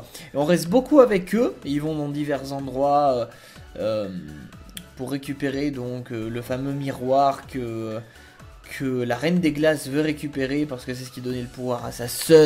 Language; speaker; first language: French; native; French